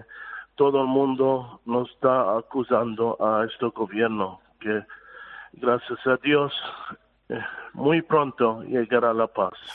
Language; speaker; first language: Spanish; non-native, fluent; Arabic